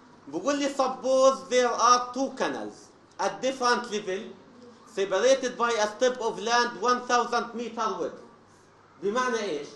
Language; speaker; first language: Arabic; native; Arabic